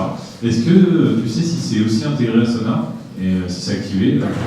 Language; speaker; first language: French; native; French